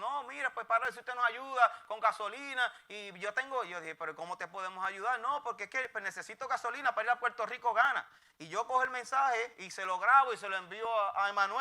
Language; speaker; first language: Spanish; native; Spanish